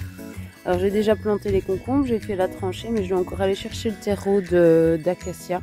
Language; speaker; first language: French; native; French